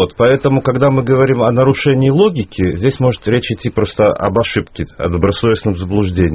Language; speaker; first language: Russian; native; Russian